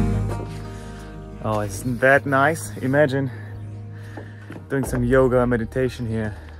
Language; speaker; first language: English; non-native, fluent; German